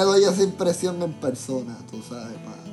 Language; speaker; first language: Spanish; native; Spanish